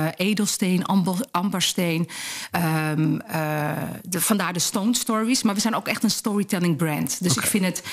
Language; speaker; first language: Dutch; early bilingual, other home language; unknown